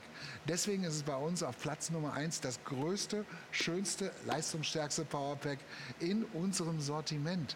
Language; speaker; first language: German; native; German